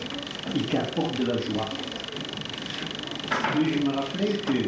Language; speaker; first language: French; non-native, fluent; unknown